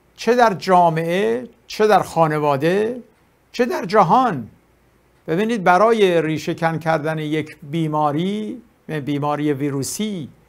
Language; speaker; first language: Persian; native; Persian